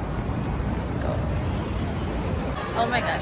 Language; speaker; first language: English; non-native, local second language; Filipino